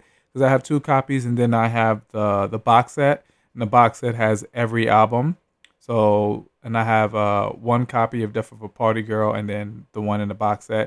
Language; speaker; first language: English; native; English